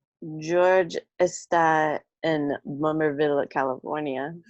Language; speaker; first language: Spanish; non-native, learner; English